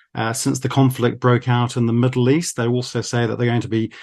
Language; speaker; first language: English; native; English